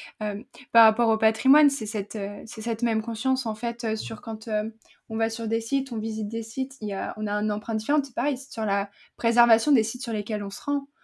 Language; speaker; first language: French; native; French